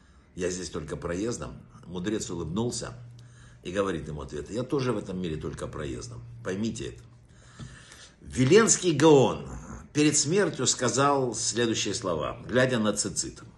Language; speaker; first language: Russian; native; Russian